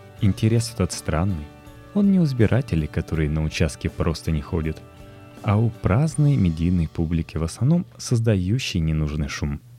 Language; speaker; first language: Russian; native; Russian